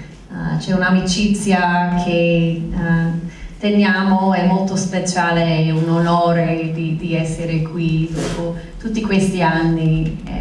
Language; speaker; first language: Italian; non-native, fluent; English